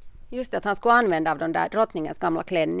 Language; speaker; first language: Swedish; native; Swedish